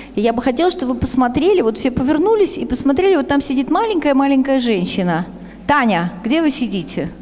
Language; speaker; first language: Russian; native; Russian